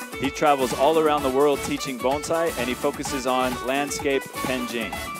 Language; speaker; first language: English; native; English